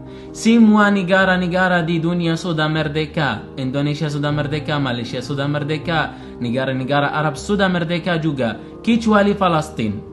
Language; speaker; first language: Indonesian; non-native, fluent; Arabic